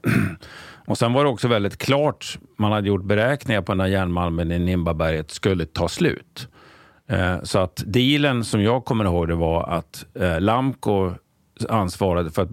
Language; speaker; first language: Swedish; native; Swedish